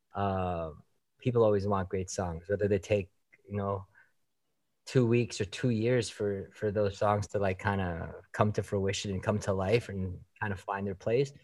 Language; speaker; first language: English; early bilingual, other home language; Filipino